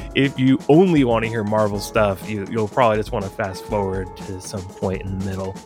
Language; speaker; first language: English; native; English